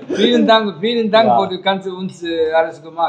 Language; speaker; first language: German; non-native, learner; Tamil